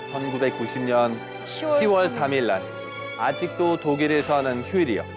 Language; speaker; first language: Korean; non-native, fluent; German